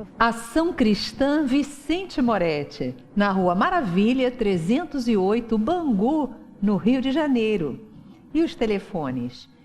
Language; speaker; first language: Portuguese; native; Portuguese